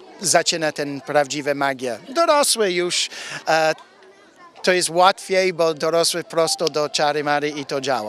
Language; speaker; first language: Polish; non-native, learner; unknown